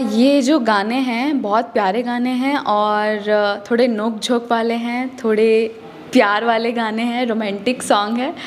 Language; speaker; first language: Hindi; native; Hindi